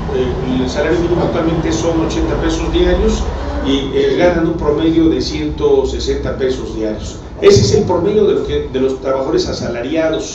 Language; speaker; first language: Spanish; native; Spanish